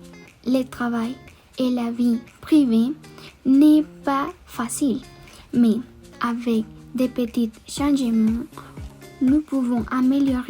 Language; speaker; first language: French; non-native, learner; Spanish